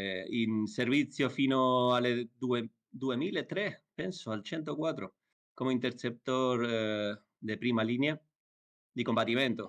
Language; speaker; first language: Italian; non-native, learner; Spanish